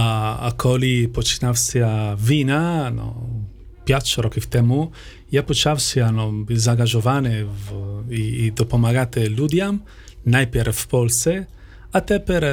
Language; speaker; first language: Ukrainian; non-native, learner; Italian